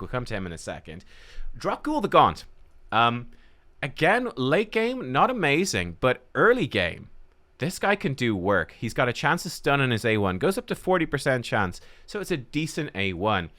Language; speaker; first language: English; native; English